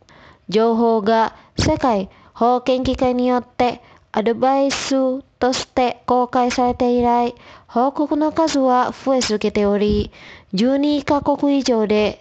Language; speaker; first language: Japanese; non-native, fluent; Indonesian